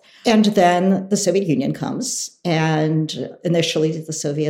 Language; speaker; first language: English; early bilingual, other home language; Russian